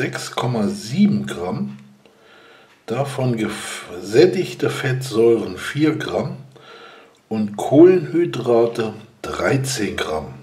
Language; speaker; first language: German; native; German